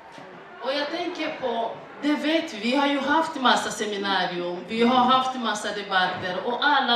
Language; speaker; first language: Swedish; non-native, fluent; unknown